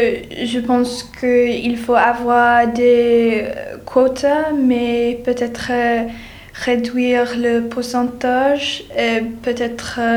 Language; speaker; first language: French; non-native, learner; English